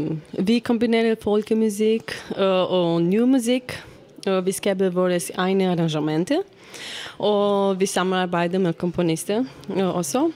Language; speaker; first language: Danish; non-native, learner; Romanian